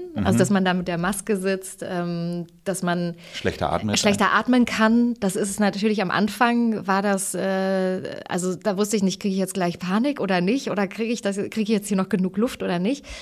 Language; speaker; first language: German; native; German